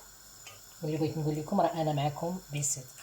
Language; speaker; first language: Arabic; native; Arabic